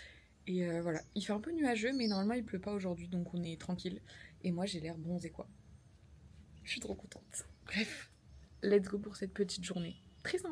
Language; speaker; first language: French; native; French